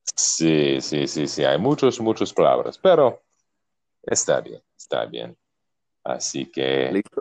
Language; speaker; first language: Spanish; non-native, learner; English